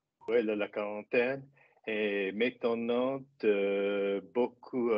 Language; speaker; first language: French; non-native, learner; English